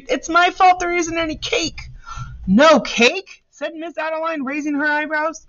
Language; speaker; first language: English; native; English